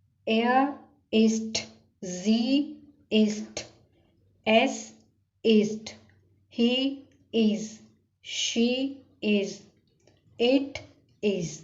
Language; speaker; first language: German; non-native, learner; Urdu